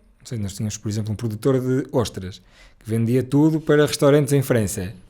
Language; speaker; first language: Portuguese; native; Portuguese